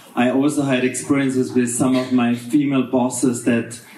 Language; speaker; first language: English; non-native, fluent; German